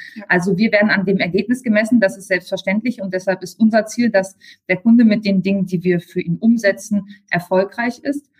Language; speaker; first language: German; early bilingual, other home language; Bulgarian